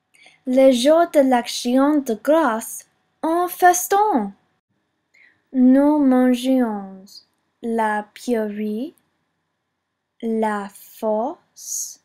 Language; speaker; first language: French; non-native, learner; English